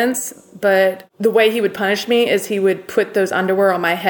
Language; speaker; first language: English; native; English